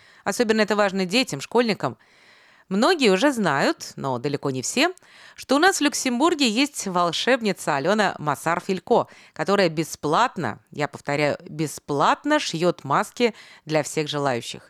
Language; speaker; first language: Russian; native; Russian